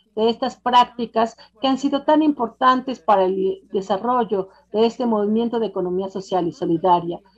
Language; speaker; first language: Spanish; non-native, fluent; French